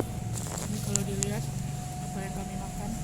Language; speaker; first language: Malay; native; Malay